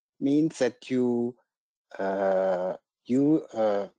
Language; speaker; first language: English; non-native, fluent; German